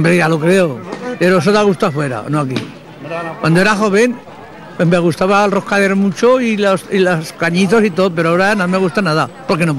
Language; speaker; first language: Spanish; native; Spanish